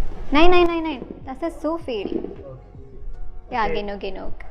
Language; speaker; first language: German; non-native, learner; Malayalam